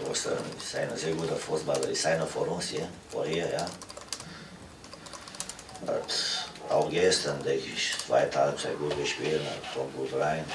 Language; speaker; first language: German; non-native, fluent; Romanian